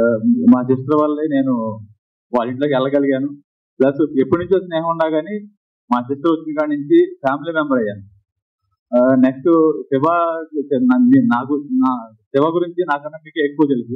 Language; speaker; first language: Telugu; native; Telugu